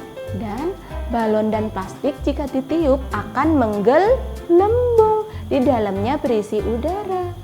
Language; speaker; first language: Indonesian; native; Indonesian